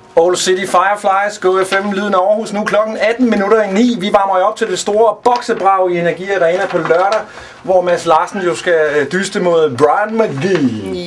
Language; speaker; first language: Danish; native; Danish